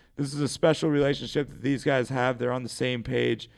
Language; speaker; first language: English; native; English